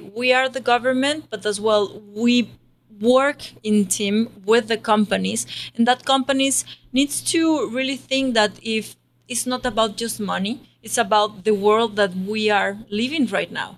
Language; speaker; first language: English; non-native, learner; Spanish